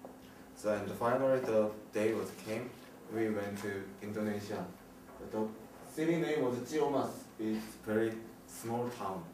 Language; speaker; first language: English; non-native, learner; Korean